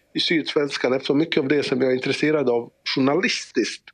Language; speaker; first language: Swedish; early bilingual, other home language; Bosnian